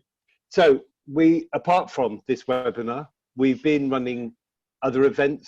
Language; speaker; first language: English; native; English